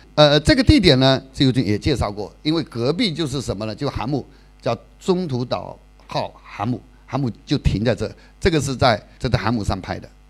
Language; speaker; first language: Chinese; native; Chinese